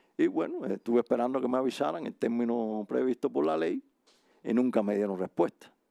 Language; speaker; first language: Spanish; native; Spanish